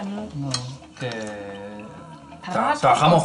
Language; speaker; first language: Spanish; non-native, learner; Chinese